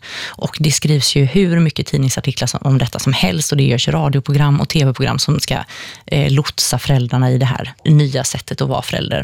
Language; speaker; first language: Swedish; native; Swedish